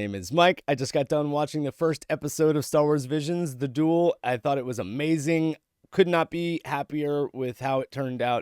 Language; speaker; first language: English; native; English